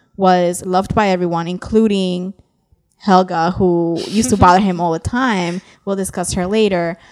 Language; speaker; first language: English; native; English